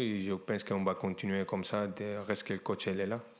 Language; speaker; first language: French; non-native, fluent; Spanish